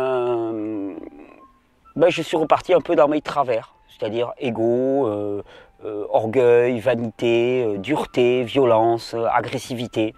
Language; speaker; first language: French; native; French